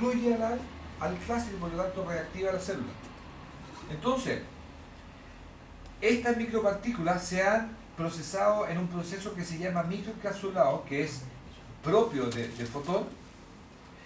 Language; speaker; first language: Spanish; native; Spanish